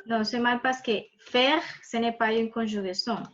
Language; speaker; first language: French; non-native, fluent; Spanish